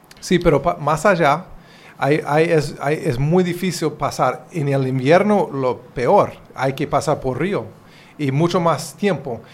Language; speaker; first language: Spanish; non-native, fluent; English